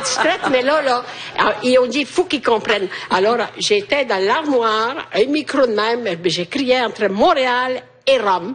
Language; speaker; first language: French; native; French